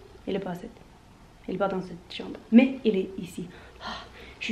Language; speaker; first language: French; non-native, learner; Norwegian